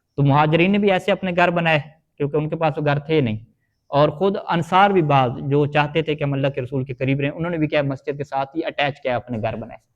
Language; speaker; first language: Urdu; native; Urdu